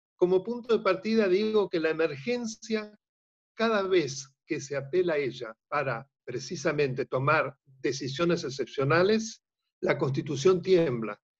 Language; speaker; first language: Spanish; native; Spanish